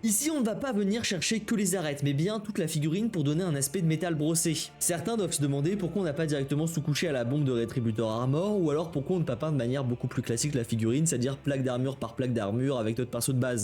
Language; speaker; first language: French; native; French